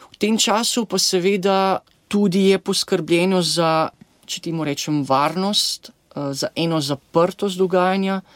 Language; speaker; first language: Slovenian; native; Slovenian